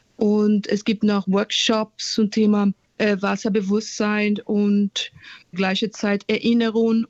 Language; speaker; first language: German; non-native, fluent; Portuguese